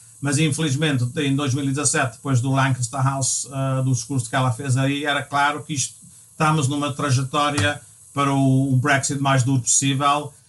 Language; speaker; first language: Portuguese; early bilingual, other home language; English